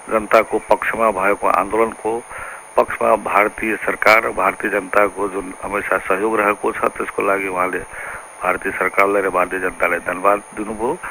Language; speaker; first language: Nepali; non-native, local second language; Maithili